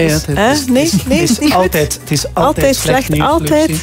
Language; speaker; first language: Dutch; native; Dutch